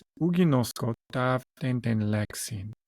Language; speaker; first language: Greek; non-native, learner; English